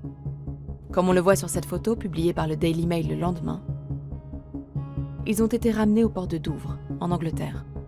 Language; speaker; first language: French; native; French